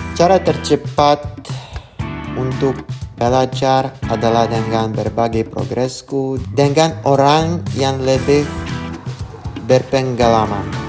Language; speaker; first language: Indonesian; non-native, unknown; Russian